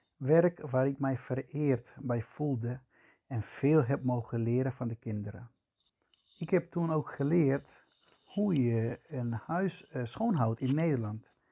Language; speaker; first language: Dutch; non-native, fluent; Spanish